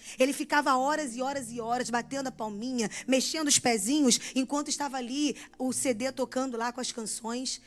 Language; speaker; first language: Portuguese; native; Portuguese